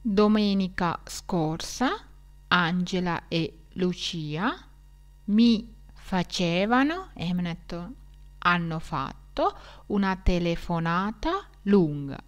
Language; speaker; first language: Italian; non-native, fluent; Sinhala